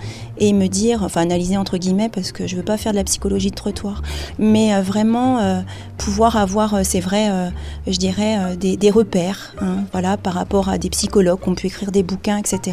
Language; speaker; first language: French; native; French